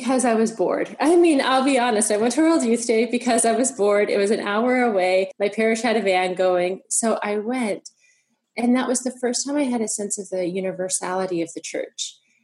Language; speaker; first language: English; native; English